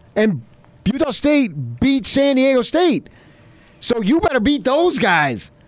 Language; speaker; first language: English; native; English